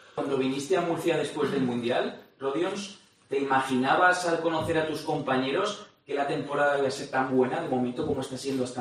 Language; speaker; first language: Spanish; native; Spanish